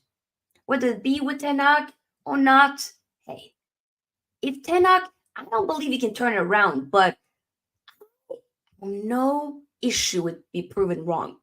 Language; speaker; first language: English; native; English